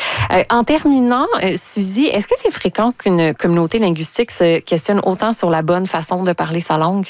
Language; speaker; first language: French; native; French